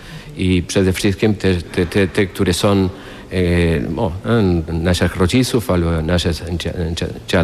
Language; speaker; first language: Polish; non-native, fluent; Spanish